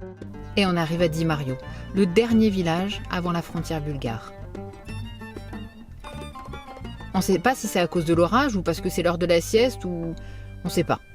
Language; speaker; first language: French; native; French